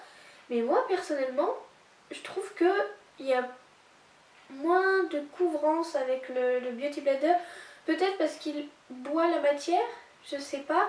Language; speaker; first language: French; native; French